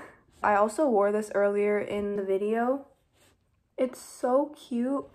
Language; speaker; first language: English; native; English